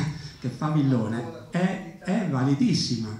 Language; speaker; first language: Italian; native; Italian